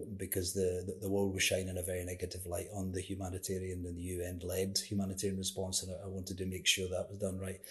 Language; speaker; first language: English; native; English